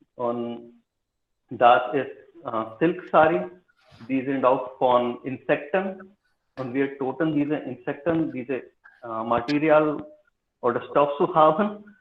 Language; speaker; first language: German; non-native, learner; Hindi